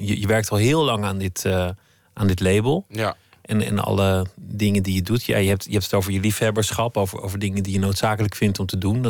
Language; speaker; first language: Dutch; native; Dutch